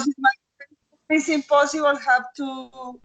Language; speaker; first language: English; non-native, learner; Spanish